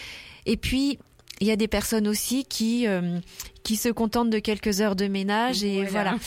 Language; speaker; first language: French; native; French